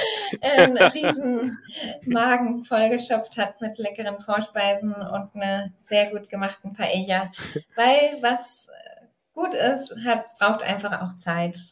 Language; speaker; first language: German; native; German